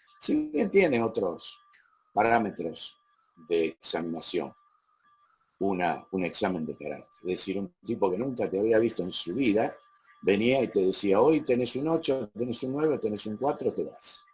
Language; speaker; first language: Spanish; native; Spanish